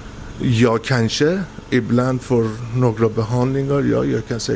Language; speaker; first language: Swedish; non-native, learner; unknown